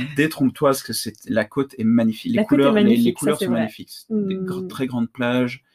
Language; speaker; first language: French; native; French